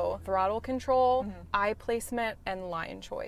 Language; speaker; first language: English; native; English